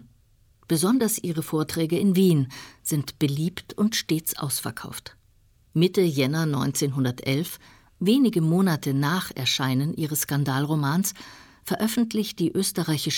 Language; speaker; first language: German; native; German